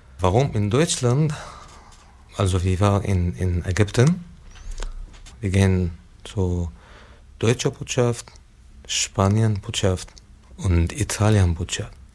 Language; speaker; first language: German; non-native, learner; Arabic